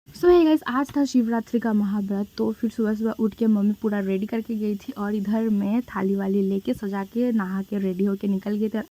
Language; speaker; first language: Hindi; non-native, local second language; Bangla